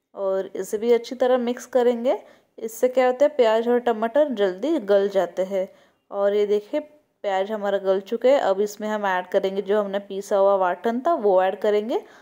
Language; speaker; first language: Hindi; non-native, local second language; Marathi